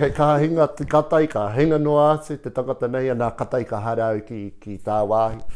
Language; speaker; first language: Māori; non-native, local second language; English